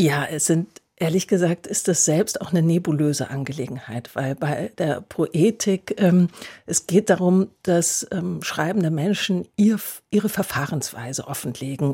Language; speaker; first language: German; native; German